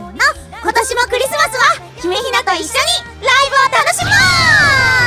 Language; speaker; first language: Japanese; native; Japanese